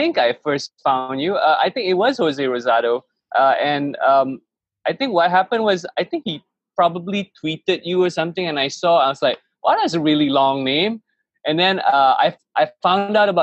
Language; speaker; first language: English; non-native, local second language; Malay